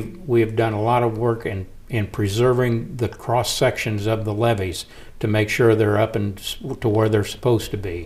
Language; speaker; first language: English; native; English